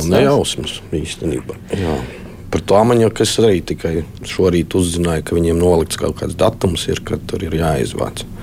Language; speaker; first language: Latvian; native; Latvian